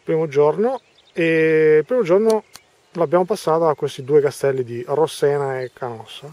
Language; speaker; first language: Italian; early bilingual, other home language; Albanian